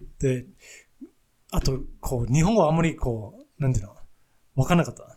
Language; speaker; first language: Japanese; non-native, fluent; English